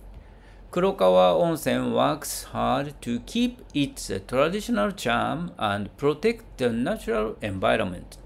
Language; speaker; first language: English; non-native, learner; Japanese